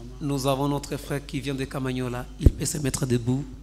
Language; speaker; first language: French; non-native, local second language; Swahili